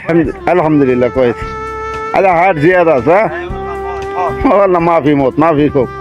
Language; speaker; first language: Arabic; non-native, learner; Bangla